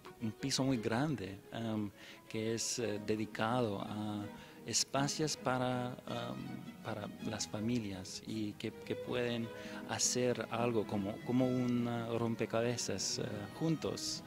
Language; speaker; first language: Spanish; non-native, fluent; English